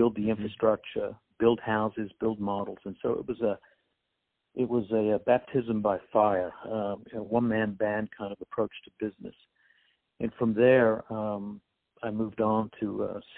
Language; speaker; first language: English; native; English